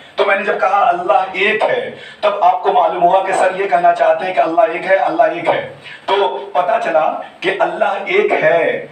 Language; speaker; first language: Urdu; native; Urdu